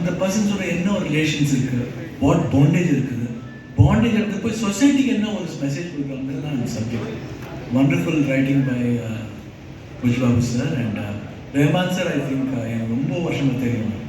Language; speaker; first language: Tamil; non-native, learner; Telugu